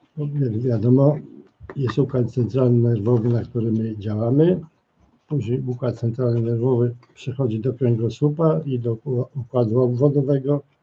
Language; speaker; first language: Polish; native; Polish